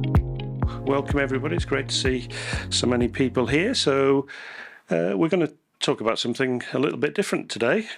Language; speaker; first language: English; native; English